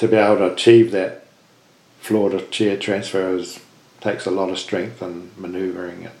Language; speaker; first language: English; native; English